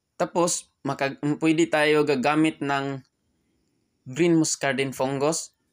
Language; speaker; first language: Filipino; non-native, local second language; Cebuano